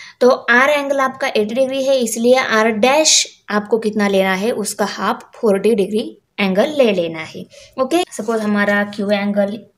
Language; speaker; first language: Hindi; non-native, local second language; Marathi